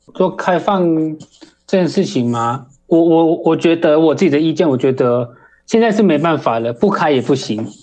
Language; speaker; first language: Chinese; early bilingual, heritage; Chinese